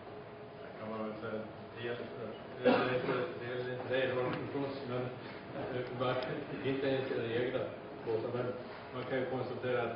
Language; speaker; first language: Swedish; native; Swedish